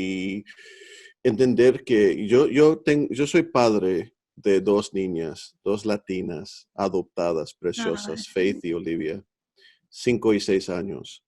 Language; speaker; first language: Spanish; early bilingual, heritage; Spanish